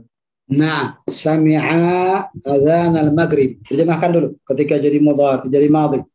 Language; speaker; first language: Indonesian; native; Indonesian